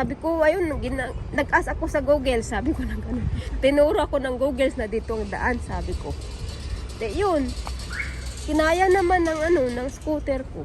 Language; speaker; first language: Filipino; native; Filipino